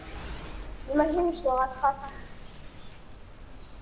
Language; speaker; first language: French; native; French